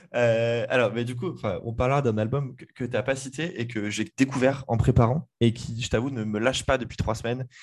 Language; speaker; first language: French; native; French